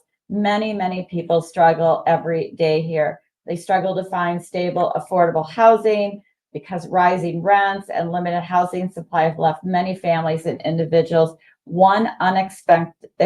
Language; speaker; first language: English; native; English